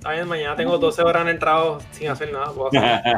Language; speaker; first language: Spanish; native; Spanish